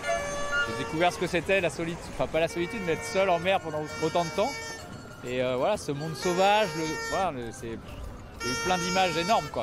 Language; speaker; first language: French; native; French